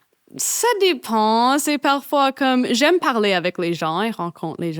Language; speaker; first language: French; non-native, fluent; English